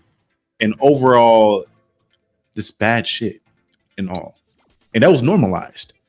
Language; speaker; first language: English; native; English